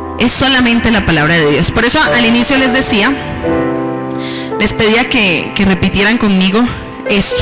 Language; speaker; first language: Spanish; native; Spanish